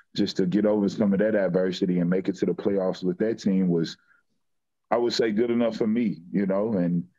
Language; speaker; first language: English; native; English